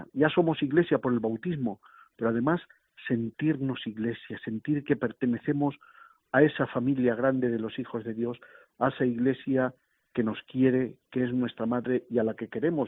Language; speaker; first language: Spanish; native; Spanish